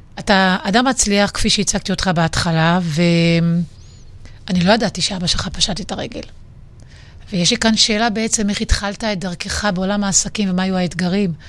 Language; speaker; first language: Hebrew; native; Hebrew